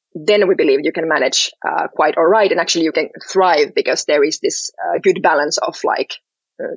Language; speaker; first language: English; non-native, fluent; Finnish